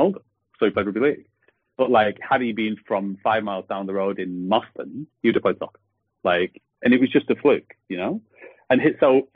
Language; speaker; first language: English; native; English